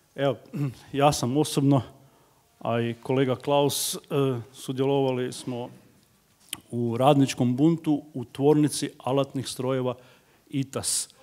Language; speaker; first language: Croatian; native; Croatian